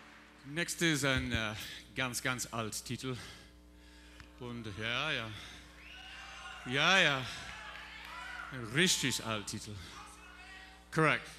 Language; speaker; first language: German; non-native, learner; English